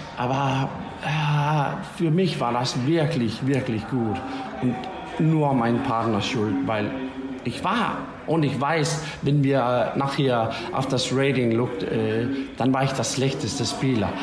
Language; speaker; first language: German; non-native, learner; Danish